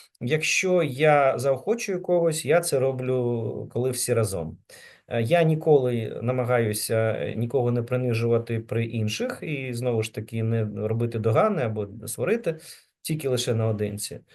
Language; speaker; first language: Ukrainian; native; Ukrainian